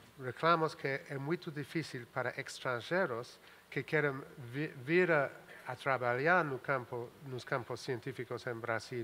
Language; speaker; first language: Portuguese; non-native, fluent; Spanish